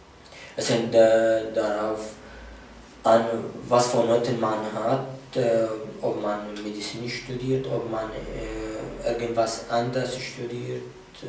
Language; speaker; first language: German; non-native, fluent; Arabic